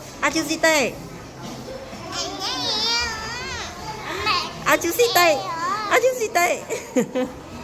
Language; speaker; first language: Korean; non-native, learner; Vietnamese